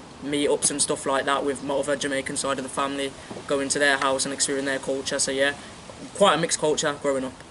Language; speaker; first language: English; native; English